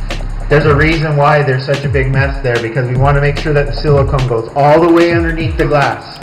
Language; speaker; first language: English; native; English